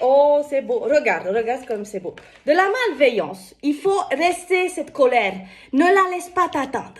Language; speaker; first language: French; native; French